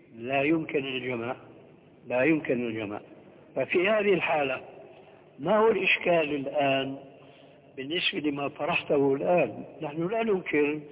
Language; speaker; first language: Arabic; early bilingual, other home language; Albanian